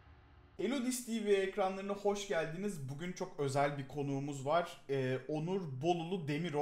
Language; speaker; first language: Turkish; native; Turkish